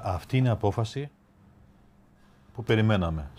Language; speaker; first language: Greek; native; Greek